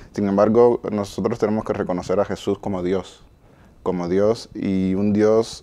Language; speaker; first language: Spanish; native; Spanish